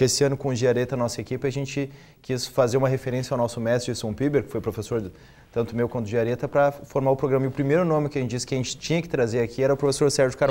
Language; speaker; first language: Portuguese; native; Portuguese